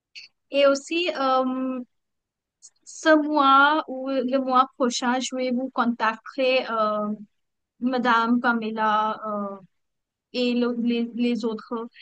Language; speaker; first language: French; non-native, learner; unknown